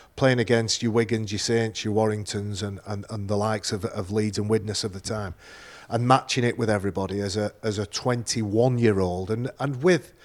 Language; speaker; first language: English; native; English